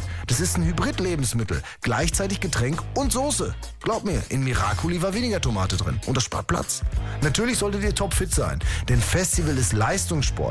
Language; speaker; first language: German; native; German